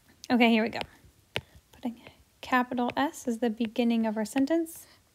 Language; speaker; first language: English; native; English